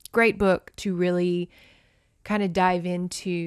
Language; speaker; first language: English; native; English